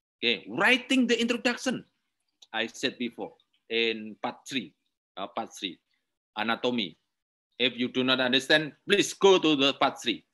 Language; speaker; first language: English; non-native, learner; Indonesian